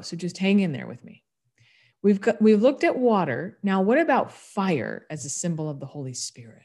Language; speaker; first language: English; native; English